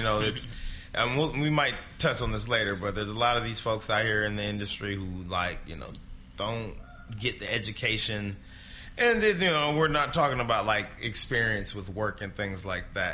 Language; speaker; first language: English; native; English